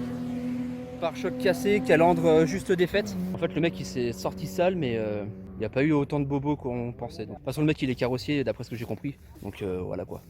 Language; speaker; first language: French; native; French